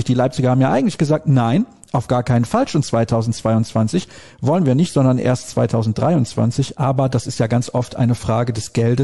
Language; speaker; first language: German; native; German